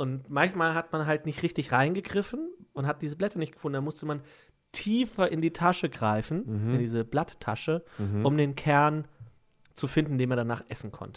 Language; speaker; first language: German; native; German